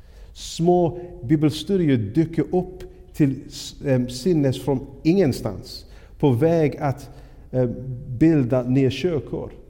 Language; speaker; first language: Swedish; non-native, fluent; English